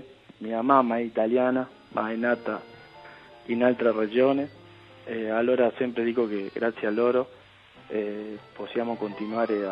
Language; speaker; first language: Italian; early bilingual, heritage; Spanish